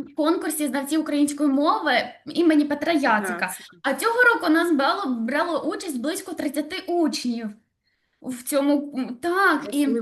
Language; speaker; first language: Ukrainian; native; Ukrainian